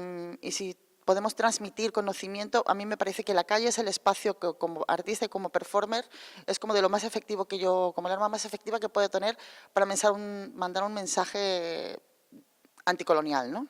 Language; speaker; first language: Spanish; native; Spanish